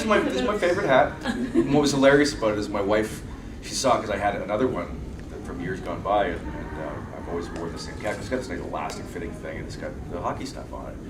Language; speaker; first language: English; native; English